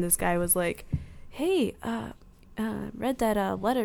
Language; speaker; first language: English; native; English